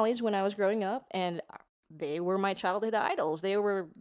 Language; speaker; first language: English; non-native, local second language; Filipino